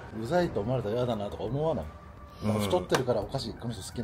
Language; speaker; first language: Japanese; native; Japanese